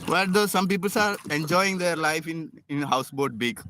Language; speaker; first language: English; non-native, local second language; Malayalam